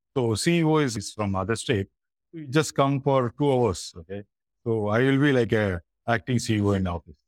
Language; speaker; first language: English; non-native, local second language; Tamil